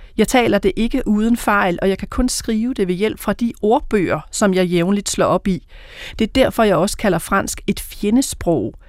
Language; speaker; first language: Danish; native; Danish